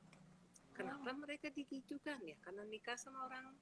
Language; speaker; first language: Indonesian; non-native, fluent; English